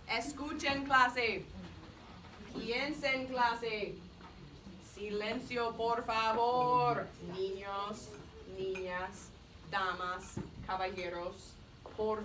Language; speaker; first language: Spanish; non-native, fluent; English